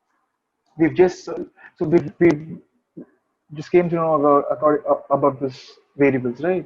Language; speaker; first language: English; non-native, local second language; Hindi